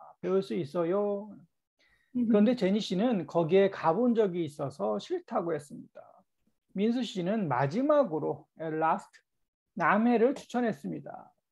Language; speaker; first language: Korean; native; Korean